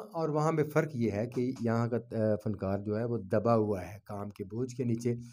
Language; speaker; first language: Urdu; non-native, local second language; Punjabi